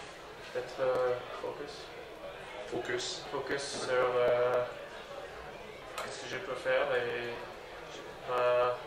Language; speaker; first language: French; non-native, learner; English